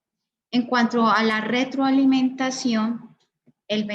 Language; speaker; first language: Spanish; native; Spanish